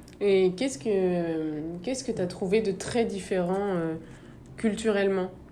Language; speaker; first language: French; native; French